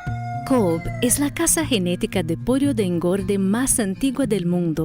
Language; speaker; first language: Spanish; native; Spanish